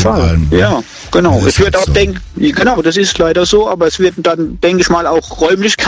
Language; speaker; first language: German; native; German